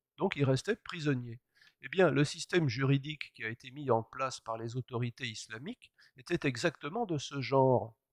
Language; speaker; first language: French; native; French